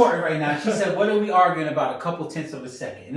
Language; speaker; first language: English; native; English